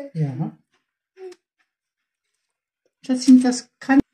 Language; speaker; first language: German; native; German